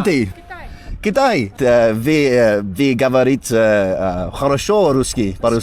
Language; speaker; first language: Russian; non-native, learner; English